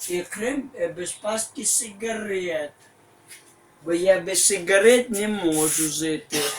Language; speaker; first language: Ukrainian; native; Ukrainian